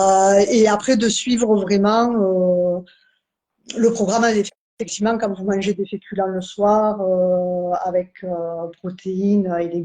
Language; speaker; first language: French; native; French